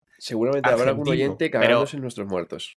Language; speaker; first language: Spanish; native; Spanish